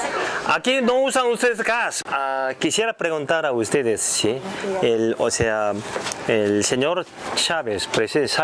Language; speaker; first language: Spanish; non-native, learner; Korean